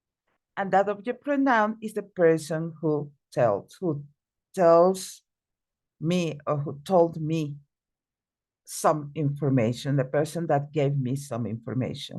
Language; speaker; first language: English; non-native, fluent; Spanish